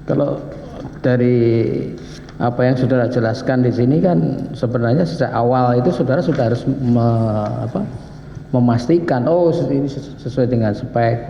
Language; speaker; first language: Indonesian; native; Indonesian